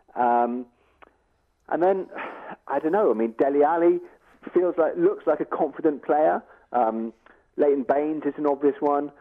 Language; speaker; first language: English; native; English